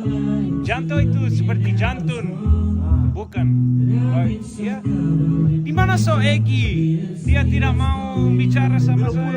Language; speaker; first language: Indonesian; non-native, learner; English